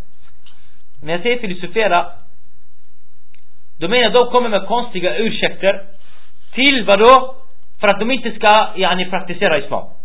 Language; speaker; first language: Swedish; early bilingual, other home language; Arabic